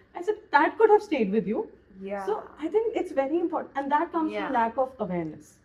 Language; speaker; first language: English; non-native, local second language; Hindi